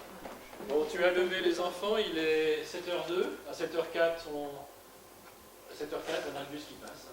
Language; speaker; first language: French; native; French